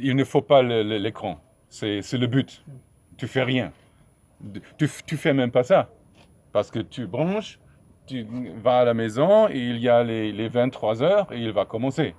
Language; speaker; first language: French; non-native, fluent; German